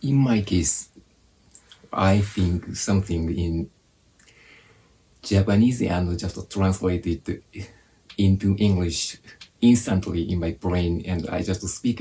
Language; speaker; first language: English; non-native, fluent; Japanese